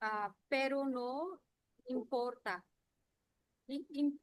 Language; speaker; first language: Spanish; non-native, learner; Bangla